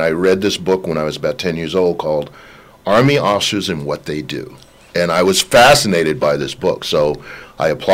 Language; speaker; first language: English; native; English